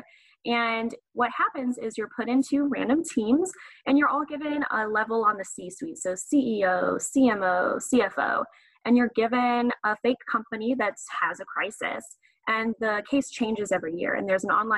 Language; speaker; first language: English; native; English